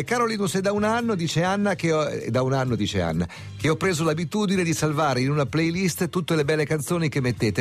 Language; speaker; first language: Italian; native; Italian